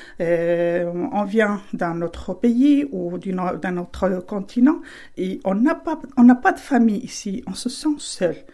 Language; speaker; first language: French; non-native, fluent; Spanish